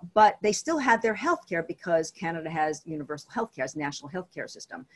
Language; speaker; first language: English; native; English